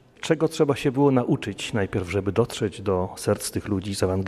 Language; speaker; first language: Polish; native; Polish